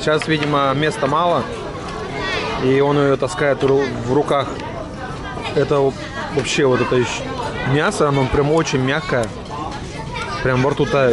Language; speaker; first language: Russian; native; Russian